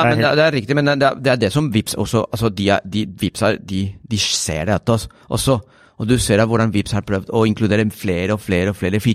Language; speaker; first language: Norwegian; non-native, fluent; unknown